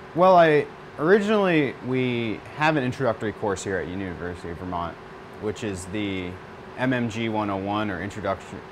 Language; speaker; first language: English; native; English